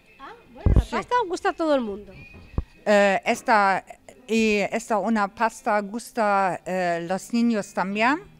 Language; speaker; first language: Spanish; non-native, learner; German